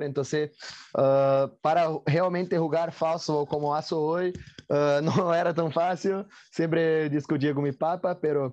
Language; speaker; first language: Spanish; non-native, learner; Portuguese